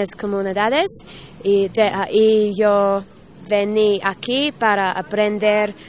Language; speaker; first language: Spanish; non-native, learner; English